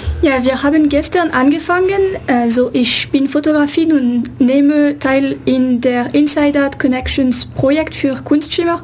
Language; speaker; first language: German; non-native, fluent; French